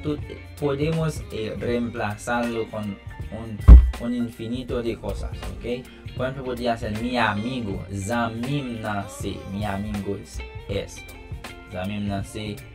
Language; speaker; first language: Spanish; non-native, fluent; Haitian Creole